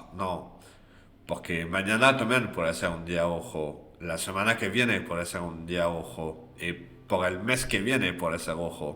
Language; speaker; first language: Spanish; non-native, fluent; French